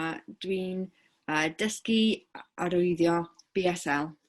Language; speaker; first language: Welsh; non-native, fluent; English